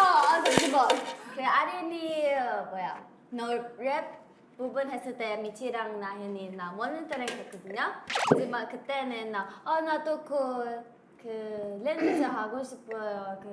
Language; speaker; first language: Korean; non-native, fluent; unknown